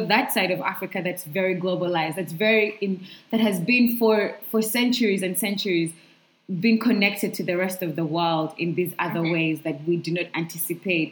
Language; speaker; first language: English; non-native, local second language; Ganda